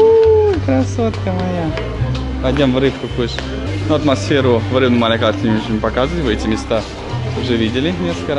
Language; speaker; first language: Russian; native; Russian